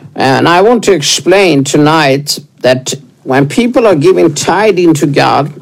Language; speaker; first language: English; non-native, fluent; Swedish